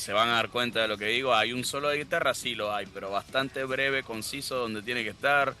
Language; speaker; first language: Spanish; native; Spanish